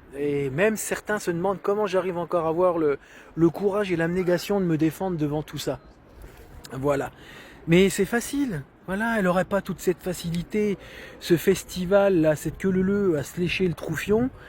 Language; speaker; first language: French; native; French